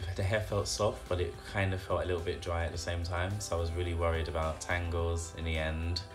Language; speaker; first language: English; native; English